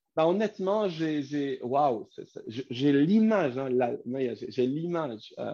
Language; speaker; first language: French; non-native, local second language; Kabyle